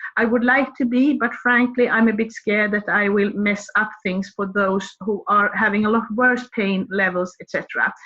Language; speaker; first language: English; non-native, fluent; Swedish